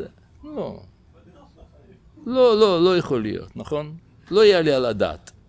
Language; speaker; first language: Hebrew; non-native, fluent; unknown